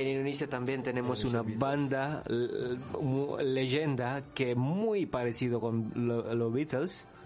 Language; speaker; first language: Spanish; non-native, learner; Indonesian